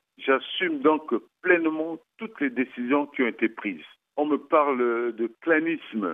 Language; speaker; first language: French; non-native, local second language; Sango